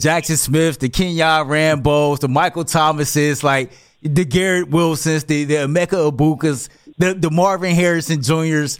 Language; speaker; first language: English; native; English